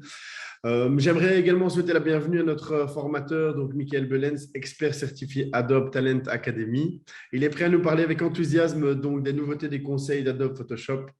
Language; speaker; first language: French; native; French